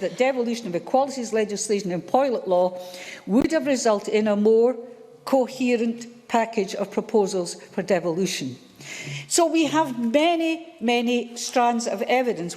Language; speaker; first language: English; native; English